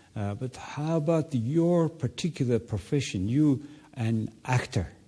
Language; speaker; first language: English; non-native, learner; Mongolian